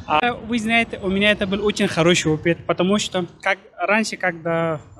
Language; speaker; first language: Russian; non-native, learner; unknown